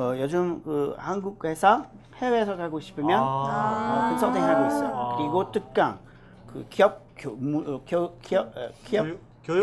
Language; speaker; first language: Korean; non-native, learner; French